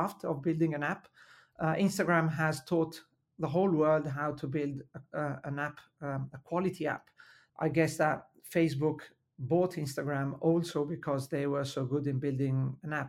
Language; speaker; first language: English; non-native, fluent; Italian